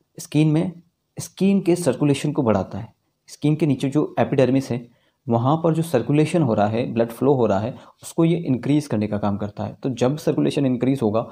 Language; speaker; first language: Hindi; native; Hindi